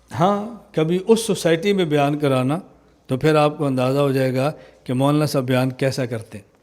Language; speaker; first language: Urdu; non-native, local second language; Punjabi